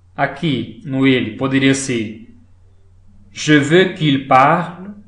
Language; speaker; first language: French; non-native, fluent; Portuguese